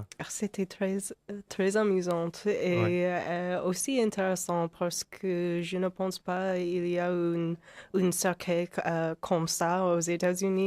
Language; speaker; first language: French; non-native, learner; English